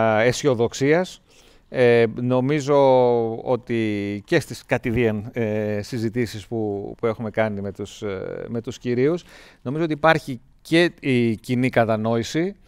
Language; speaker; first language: Greek; native; Greek